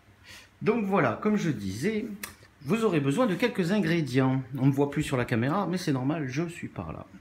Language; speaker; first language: French; native; French